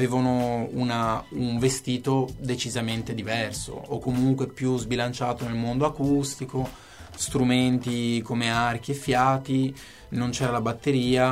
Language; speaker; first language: Italian; native; Italian